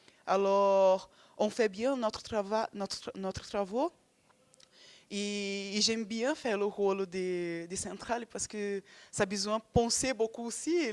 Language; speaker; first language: French; non-native, fluent; Portuguese